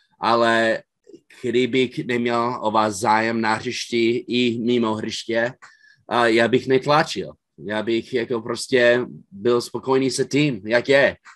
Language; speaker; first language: Czech; non-native, fluent; English